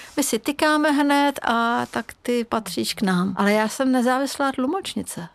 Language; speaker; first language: Czech; non-native, fluent; Hungarian